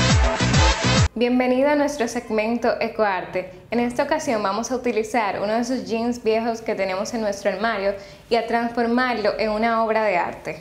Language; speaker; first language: Spanish; native; Spanish